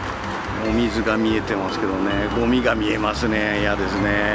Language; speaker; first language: Japanese; native; Japanese